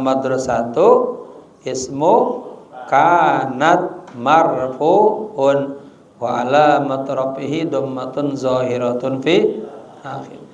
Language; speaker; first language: Arabic; non-native, fluent; Indonesian